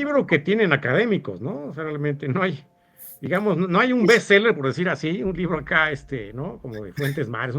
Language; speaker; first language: Spanish; native; Spanish